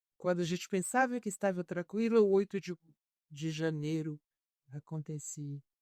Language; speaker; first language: Portuguese; native; Portuguese